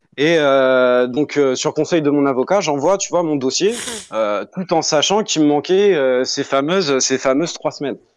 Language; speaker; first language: French; native; French